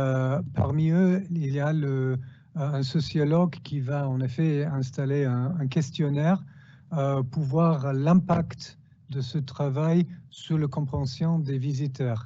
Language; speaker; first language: French; non-native, fluent; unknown